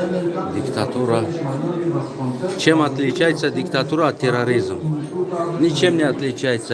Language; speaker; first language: Russian; non-native, learner; Tajik